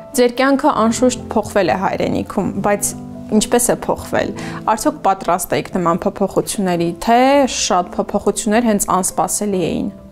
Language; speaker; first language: Armenian; native; Armenian